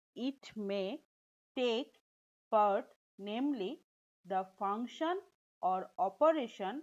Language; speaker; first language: English; non-native, local second language; Bangla